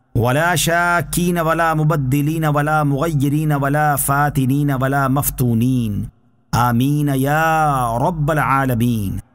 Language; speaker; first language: Arabic; non-native, fluent; Urdu